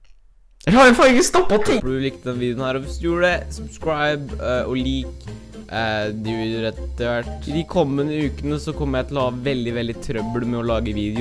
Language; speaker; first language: Norwegian; native; Norwegian